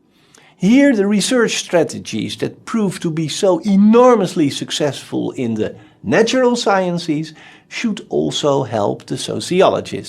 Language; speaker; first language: English; non-native, fluent; Dutch